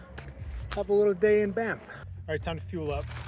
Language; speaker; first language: English; native; English